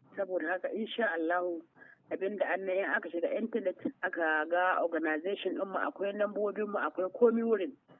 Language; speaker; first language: Hausa; native; Hausa